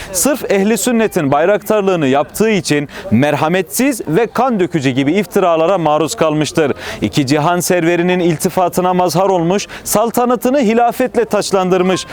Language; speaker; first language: Turkish; native; Turkish